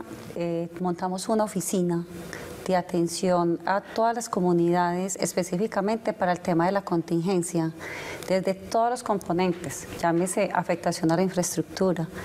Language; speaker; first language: Spanish; native; Spanish